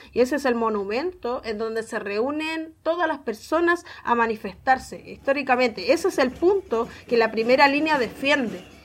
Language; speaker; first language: Spanish; native; Spanish